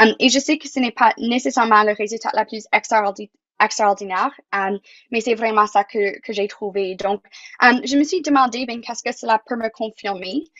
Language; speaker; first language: French; non-native, local second language; English